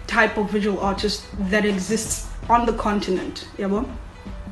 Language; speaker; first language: English; non-native, local second language; Xhosa